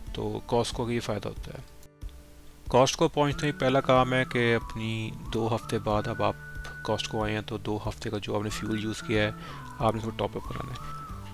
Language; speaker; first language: Urdu; non-native, local second language; Punjabi